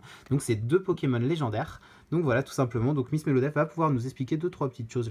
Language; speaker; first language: French; native; French